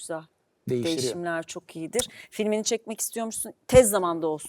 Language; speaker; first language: Turkish; native; Turkish